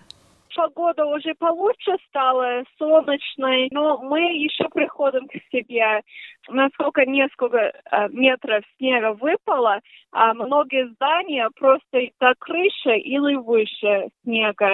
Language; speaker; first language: Russian; early bilingual, heritage; Russian